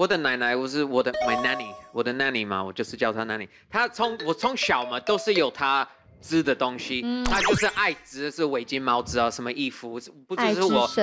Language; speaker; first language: Chinese; non-native, fluent; English